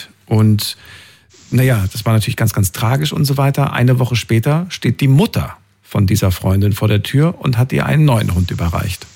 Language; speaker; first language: German; native; German